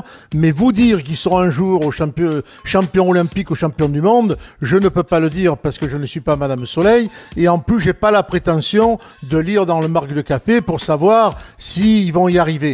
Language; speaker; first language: French; native; French